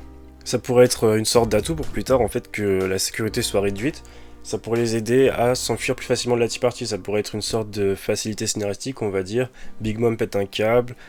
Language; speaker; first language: French; native; French